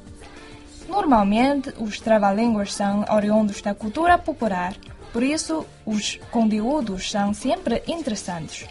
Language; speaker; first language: Portuguese; non-native, fluent; Chinese